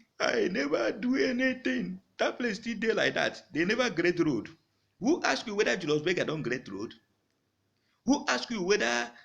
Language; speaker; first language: Nigerian Pidgin; non-native, local second language; Igbo